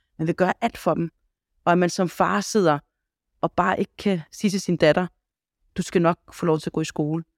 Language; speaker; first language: Danish; early bilingual, other home language; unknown